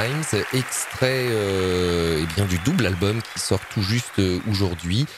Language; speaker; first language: French; native; French